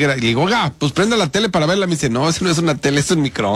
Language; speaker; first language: Spanish; native; Spanish